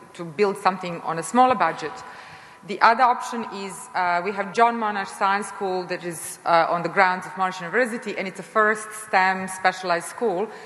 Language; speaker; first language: English; non-native, fluent; Serbian